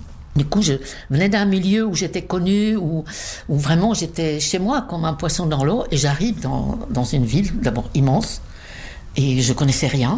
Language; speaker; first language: French; non-native, fluent; Czech